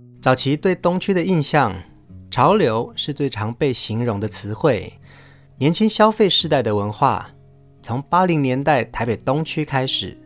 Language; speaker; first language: Chinese; native; Chinese